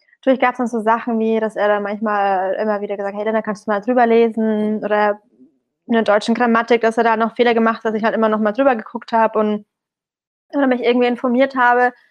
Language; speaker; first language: German; early bilingual, other home language; Arabic